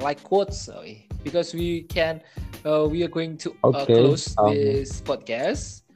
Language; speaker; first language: English; non-native, learner; Indonesian